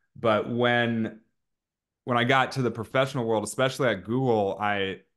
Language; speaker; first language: English; native; English